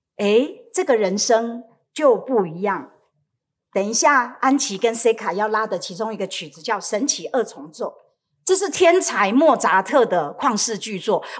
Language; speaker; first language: Chinese; native; Chinese